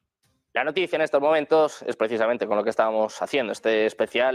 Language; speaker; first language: Spanish; native; Spanish